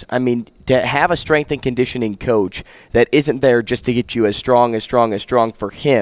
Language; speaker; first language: English; native; English